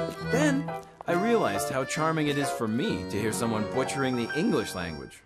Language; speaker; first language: English; native; English